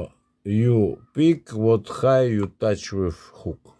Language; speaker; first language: English; non-native, learner; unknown